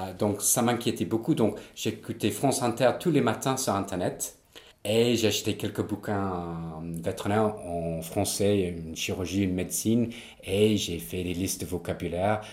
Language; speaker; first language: French; non-native, fluent; English